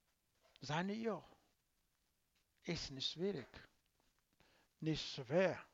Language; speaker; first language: German; non-native, learner; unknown